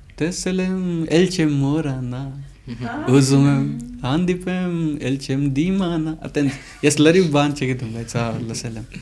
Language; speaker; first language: Armenian; non-native, fluent; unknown